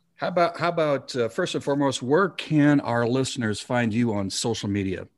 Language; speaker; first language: English; native; English